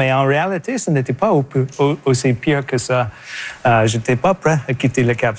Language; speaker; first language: French; non-native, local second language; English